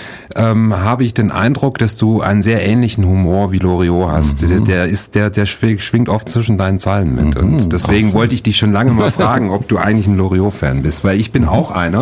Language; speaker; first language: German; native; German